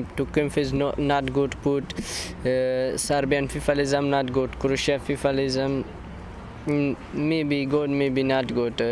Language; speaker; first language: English; non-native, learner; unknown